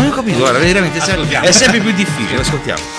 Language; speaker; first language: Italian; native; Italian